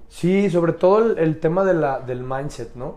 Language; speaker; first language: Spanish; native; Spanish